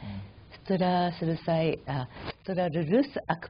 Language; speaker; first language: Indonesian; non-native, fluent; Japanese